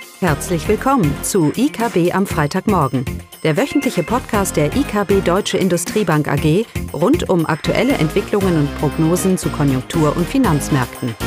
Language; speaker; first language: German; native; German